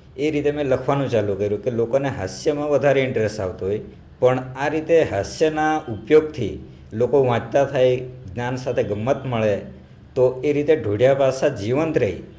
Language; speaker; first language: Gujarati; non-native, local second language; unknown